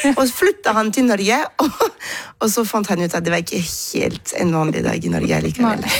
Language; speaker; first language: Norwegian; non-native, fluent; French